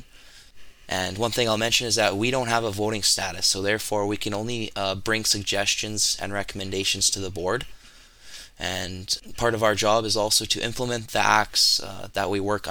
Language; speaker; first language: English; native; English